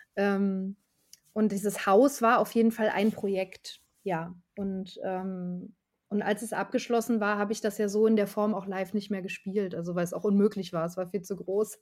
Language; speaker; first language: German; native; German